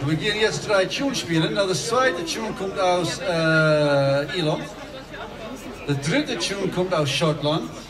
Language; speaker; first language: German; non-native, learner; English